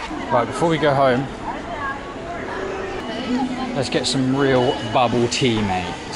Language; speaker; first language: English; native; English